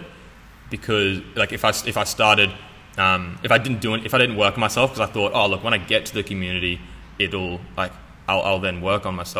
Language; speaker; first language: English; native; English